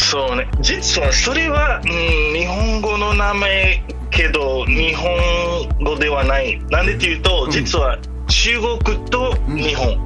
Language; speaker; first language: Japanese; non-native, fluent; English